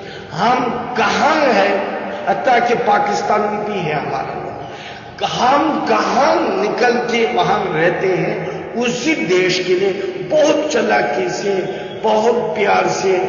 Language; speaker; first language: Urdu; non-native, learner; Uyghur